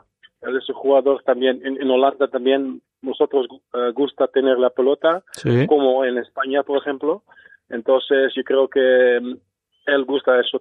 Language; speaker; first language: Spanish; non-native, fluent; Dutch